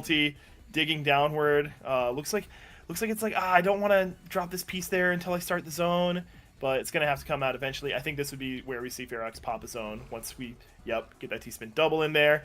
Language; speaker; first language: English; native; English